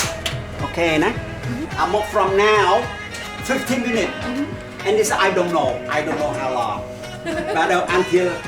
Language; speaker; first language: English; non-native, learner; Khmer